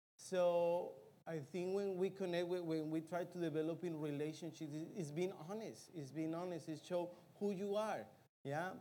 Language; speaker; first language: English; non-native, fluent; Spanish